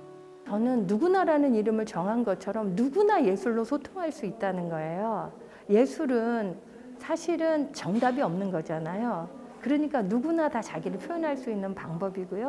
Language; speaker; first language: Korean; native; Korean